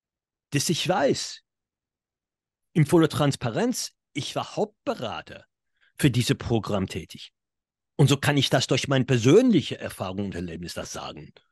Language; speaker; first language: German; non-native, fluent; English